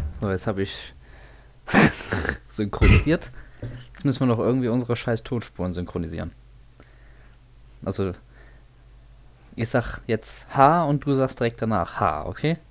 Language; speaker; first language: German; native; German